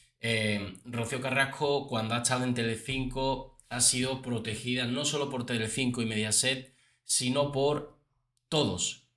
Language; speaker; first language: Spanish; native; Spanish